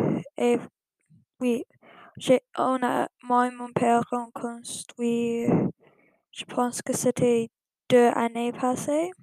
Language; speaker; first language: French; non-native, learner; English